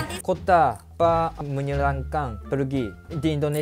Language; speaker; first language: Indonesian; non-native, learner; Japanese